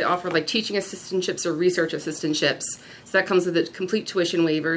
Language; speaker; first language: English; native; English